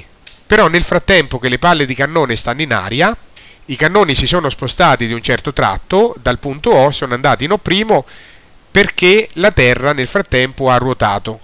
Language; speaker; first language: Italian; native; Italian